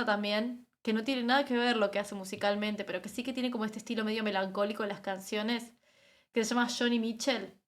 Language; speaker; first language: Spanish; native; Spanish